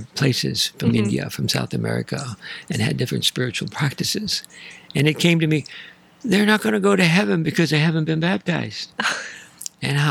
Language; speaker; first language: English; native; English